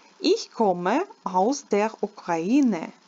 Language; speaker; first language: German; non-native, learner; Ukrainian